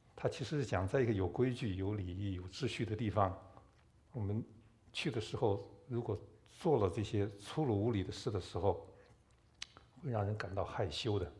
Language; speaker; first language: Chinese; native; Chinese